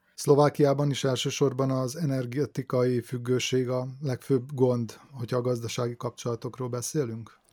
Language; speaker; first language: Hungarian; native; Hungarian